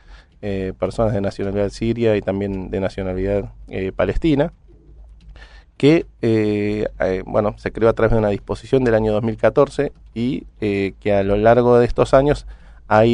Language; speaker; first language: Spanish; native; Spanish